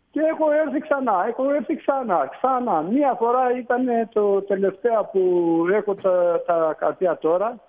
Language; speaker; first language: Greek; non-native, fluent; Albanian